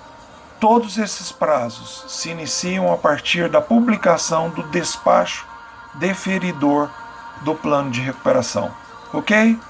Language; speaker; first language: Portuguese; native; Portuguese